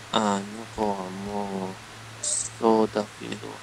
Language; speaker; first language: Japanese; non-native, learner; English